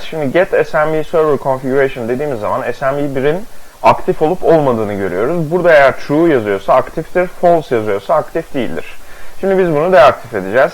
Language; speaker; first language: Turkish; native; Turkish